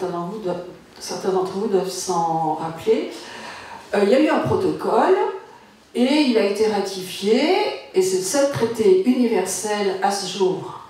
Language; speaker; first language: French; native; French